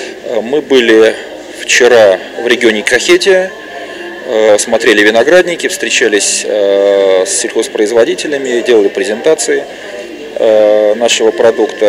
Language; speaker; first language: Russian; native; Russian